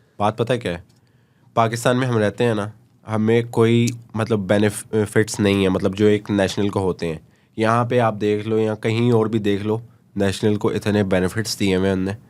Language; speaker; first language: Urdu; native; Urdu